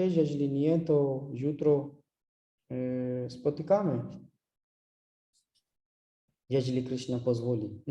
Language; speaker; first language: Polish; non-native, learner; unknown